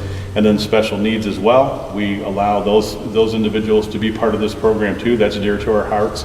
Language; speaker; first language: English; native; English